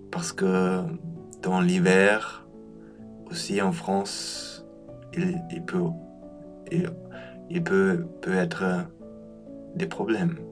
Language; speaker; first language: French; non-native, fluent; German